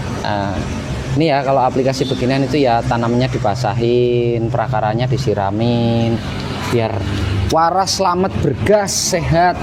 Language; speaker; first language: Indonesian; native; Indonesian